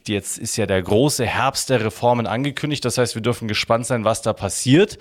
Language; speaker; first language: German; native; German